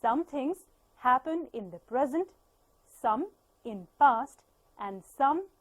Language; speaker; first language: English; non-native, local second language; Punjabi